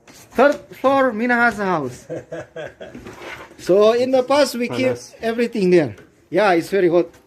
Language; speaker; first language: English; non-native, learner; Indonesian